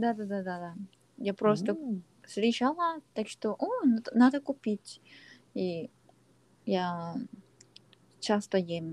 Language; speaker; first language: Russian; non-native, learner; Korean